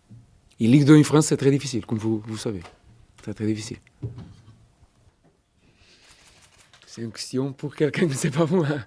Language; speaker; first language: French; non-native, fluent; Portuguese